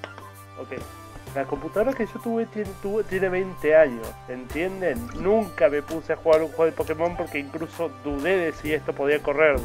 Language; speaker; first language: Spanish; native; Spanish